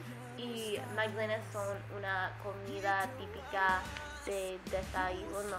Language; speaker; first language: Spanish; non-native, learner; English